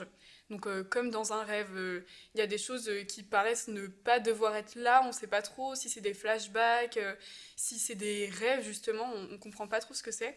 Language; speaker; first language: French; native; French